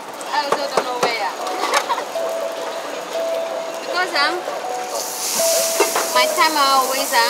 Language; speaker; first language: English; non-native, local second language; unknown